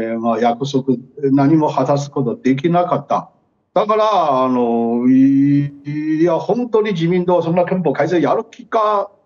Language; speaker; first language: Japanese; non-native, fluent; Chinese